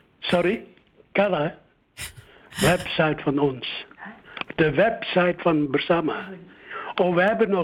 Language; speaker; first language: Dutch; early bilingual, other home language; Indonesian